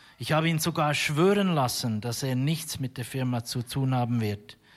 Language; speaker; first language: German; native; German